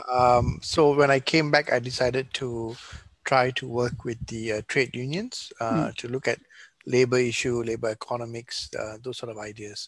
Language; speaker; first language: English; non-native, local second language; Tamil